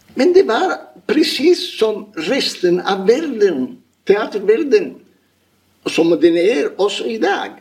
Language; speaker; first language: Norwegian; non-native, fluent; Italian